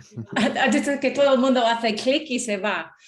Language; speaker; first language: Spanish; non-native, fluent; English